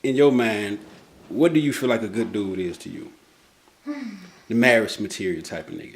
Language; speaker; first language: English; native; English